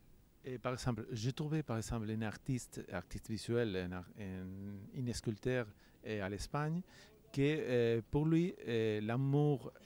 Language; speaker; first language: French; non-native, fluent; Spanish